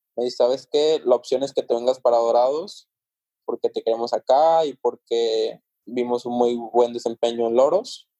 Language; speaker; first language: Spanish; native; Spanish